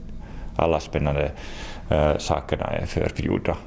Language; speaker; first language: Swedish; non-native, local second language; Finnish